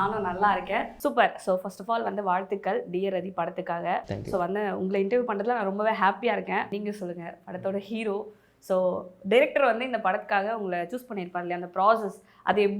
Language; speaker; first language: Tamil; native; Tamil